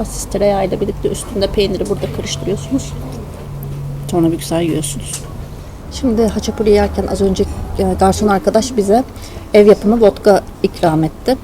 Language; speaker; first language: Turkish; native; Turkish